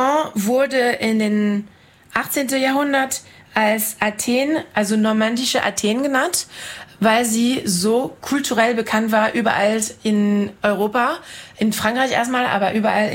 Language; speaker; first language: German; non-native, fluent; French